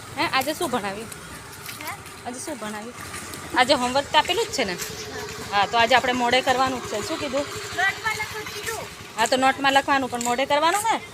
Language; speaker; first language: Gujarati; native; Gujarati